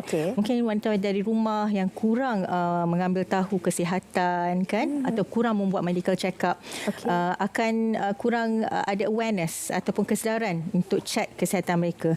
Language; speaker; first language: Malay; native; Malay